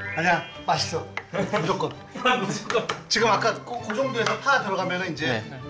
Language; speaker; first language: Korean; native; Korean